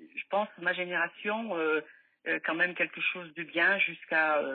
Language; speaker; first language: French; native; French